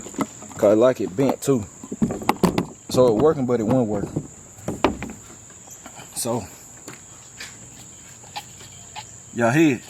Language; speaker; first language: English; native; English